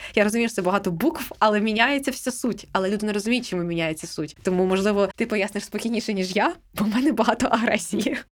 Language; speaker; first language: Ukrainian; native; Ukrainian